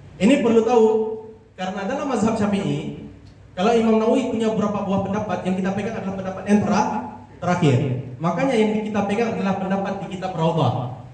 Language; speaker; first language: Indonesian; non-native, local second language; Achinese